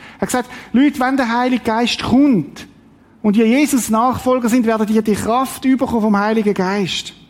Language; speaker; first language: German; native; German